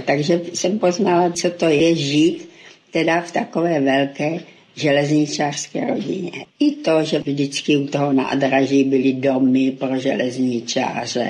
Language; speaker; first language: Czech; native; Czech